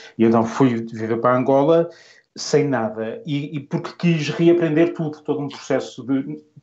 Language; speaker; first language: Portuguese; native; Portuguese